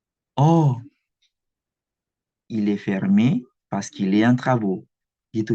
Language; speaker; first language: French; non-native, fluent; Indonesian